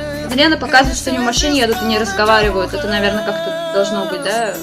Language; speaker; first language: Russian; native; Russian